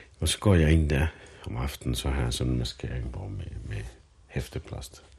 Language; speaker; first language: Danish; non-native, fluent; Finnish